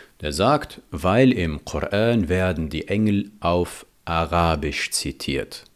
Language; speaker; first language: German; early bilingual, other home language; Riffian